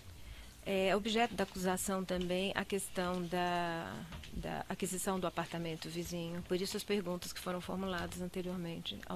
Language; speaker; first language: Portuguese; native; Portuguese